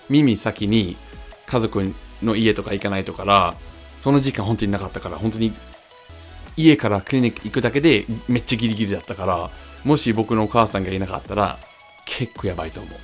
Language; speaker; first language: Japanese; non-native, fluent; English